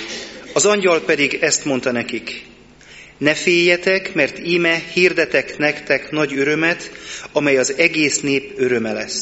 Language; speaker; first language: Hungarian; native; Hungarian